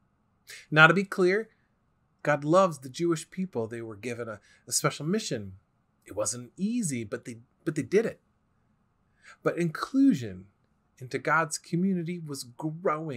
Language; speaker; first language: English; native; English